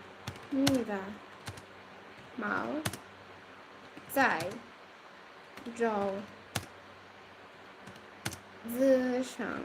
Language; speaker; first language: Chinese; non-native, learner; Arabic